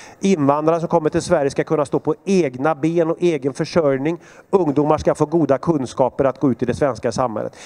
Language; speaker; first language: Swedish; native; Swedish